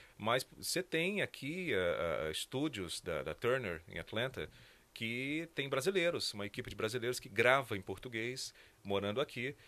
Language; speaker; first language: Portuguese; native; Portuguese